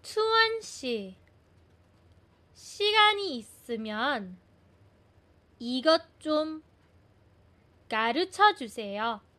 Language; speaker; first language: Korean; non-native, fluent; Filipino